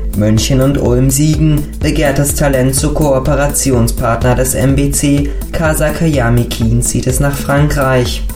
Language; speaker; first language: German; native; German